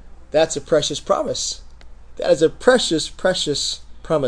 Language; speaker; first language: English; native; English